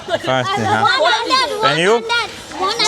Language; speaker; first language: English; non-native, learner; Slovak